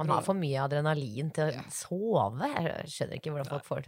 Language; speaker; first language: Norwegian; native; Norwegian